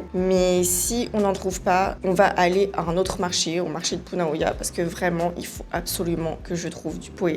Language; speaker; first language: French; native; French